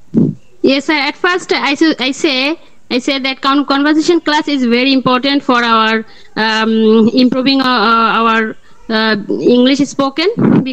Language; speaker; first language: English; non-native, learner; Bangla